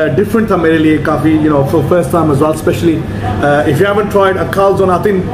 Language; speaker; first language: English; early bilingual, other home language; Hindi